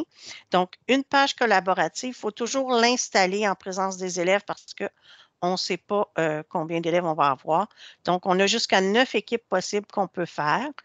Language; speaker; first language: French; native; French